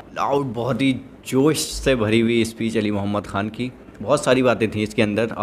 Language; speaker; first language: Hindi; native; Hindi